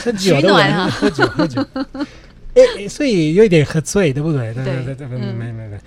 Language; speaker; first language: Chinese; non-native, fluent; Italian